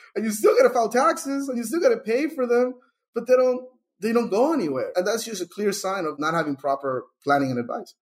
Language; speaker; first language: English; early bilingual, other home language; Spanish